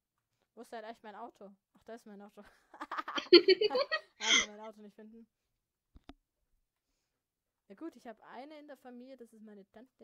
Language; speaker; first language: German; native; German